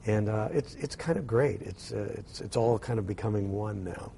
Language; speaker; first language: English; native; English